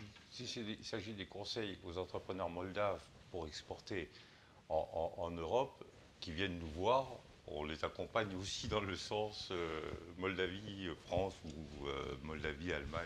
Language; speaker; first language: French; native; French